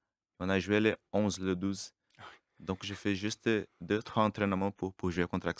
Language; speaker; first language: French; non-native, learner; Portuguese